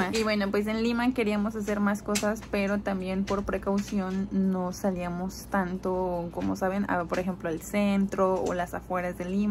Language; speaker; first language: Spanish; native; Spanish